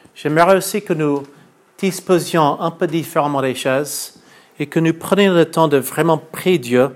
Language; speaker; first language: French; non-native, fluent; English